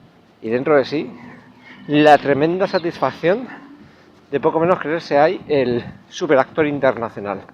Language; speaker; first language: Spanish; native; Spanish